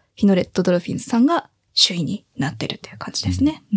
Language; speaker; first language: Japanese; native; Japanese